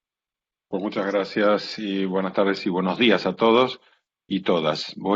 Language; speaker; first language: Spanish; native; Spanish